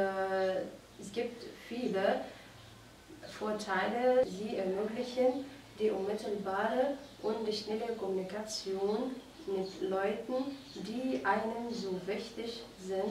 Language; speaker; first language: German; non-native, fluent; Arabic